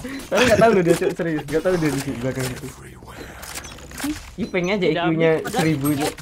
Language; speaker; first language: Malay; non-native, local second language; Javanese